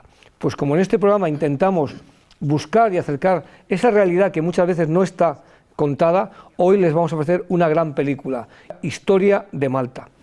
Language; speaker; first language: Spanish; native; Spanish